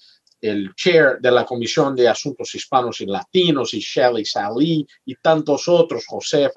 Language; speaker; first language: Spanish; non-native, fluent; Portuguese